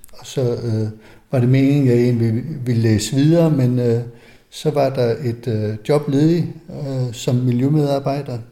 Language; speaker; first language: Danish; native; Danish